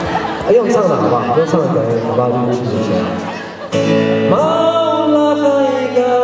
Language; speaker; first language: Chinese; non-native, local second language; Amis